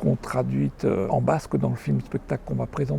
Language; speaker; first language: French; native; French